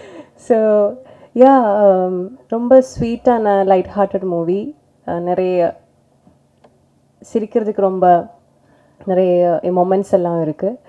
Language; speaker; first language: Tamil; non-native, learner; Malayalam